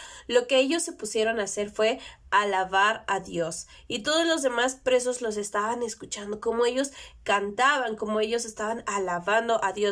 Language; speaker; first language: Spanish; native; Spanish